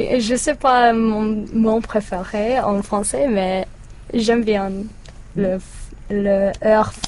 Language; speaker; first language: French; non-native, learner; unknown